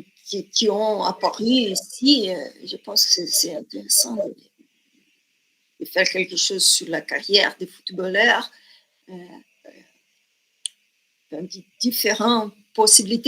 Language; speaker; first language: French; non-native, fluent; Portuguese